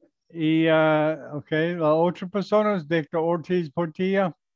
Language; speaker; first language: Spanish; non-native, learner; English